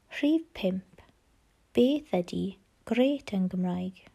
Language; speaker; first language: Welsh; non-native, learner; English